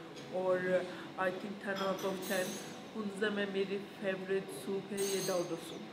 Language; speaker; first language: Hindi; non-native, fluent; Turkish